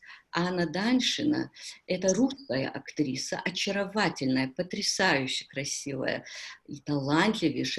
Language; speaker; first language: Russian; native; Russian